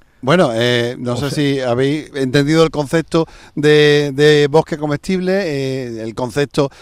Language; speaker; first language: Spanish; native; Spanish